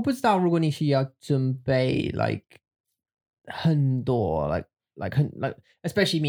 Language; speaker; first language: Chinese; non-native, learner; English